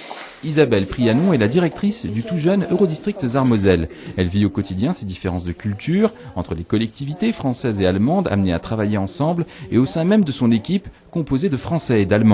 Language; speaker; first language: French; native; French